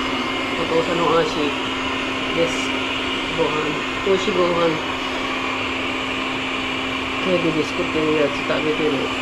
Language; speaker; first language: Japanese; non-native, learner; Filipino